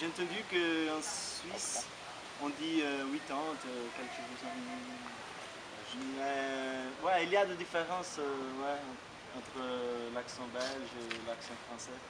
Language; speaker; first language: French; non-native, fluent; Portuguese